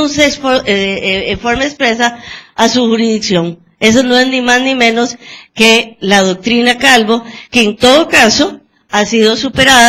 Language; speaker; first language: Spanish; native; Spanish